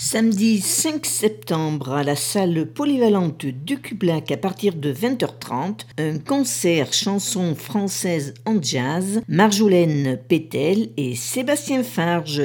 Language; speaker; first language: French; native; French